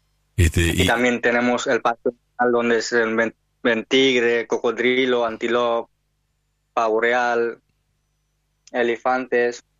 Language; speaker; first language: Spanish; non-native, learner; Hindi